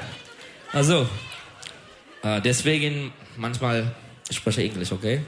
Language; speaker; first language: German; non-native, learner; Turkish